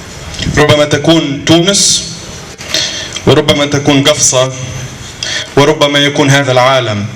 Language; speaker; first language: Arabic; native; Arabic